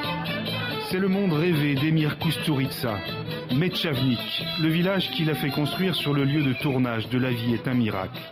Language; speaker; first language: French; native; French